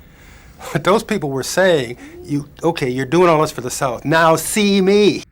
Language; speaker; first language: English; native; English